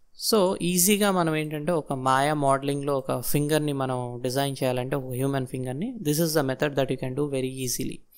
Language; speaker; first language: English; non-native, local second language; Telugu